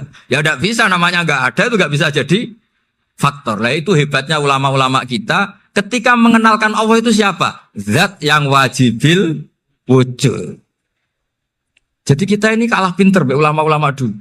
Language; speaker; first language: Indonesian; non-native, local second language; Javanese